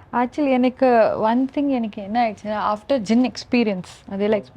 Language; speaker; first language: Tamil; early bilingual, heritage; Tamil